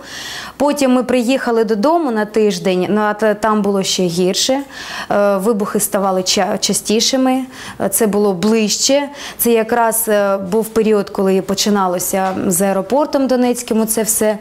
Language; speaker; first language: Ukrainian; non-native, local second language; Russian